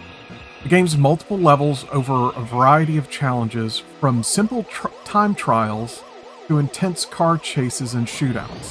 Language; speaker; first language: English; native; English